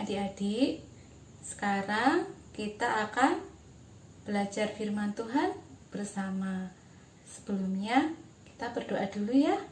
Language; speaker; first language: Indonesian; native; Indonesian